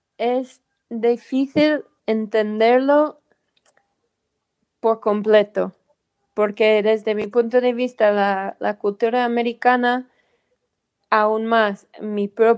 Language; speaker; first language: Spanish; non-native, fluent; English